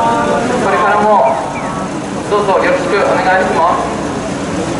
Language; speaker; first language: Japanese; non-native, learner; Chinese